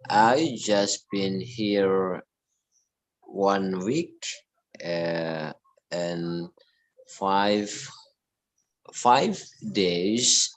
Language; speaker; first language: English; non-native, learner; Indonesian